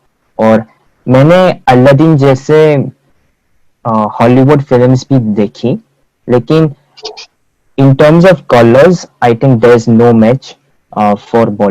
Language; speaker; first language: Hindi; non-native, fluent; Korean